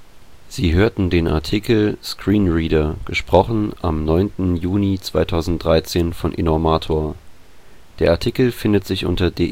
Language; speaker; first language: German; native; German